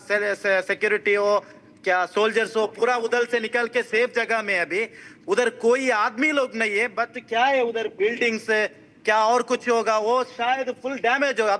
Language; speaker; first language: Hindi; non-native, local second language; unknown